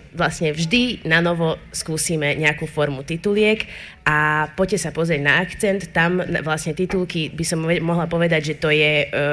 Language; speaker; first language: Slovak; non-native, local second language; Hungarian